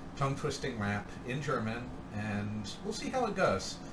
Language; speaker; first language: English; native; English